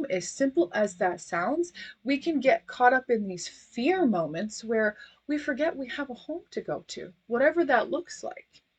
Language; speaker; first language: English; native; English